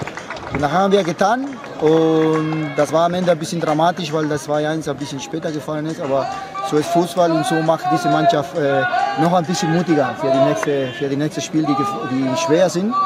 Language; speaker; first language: German; non-native, fluent; Spanish